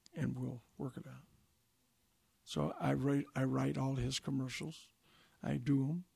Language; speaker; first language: English; native; English